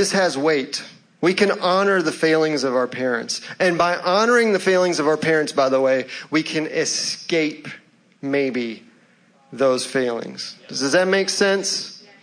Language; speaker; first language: English; native; English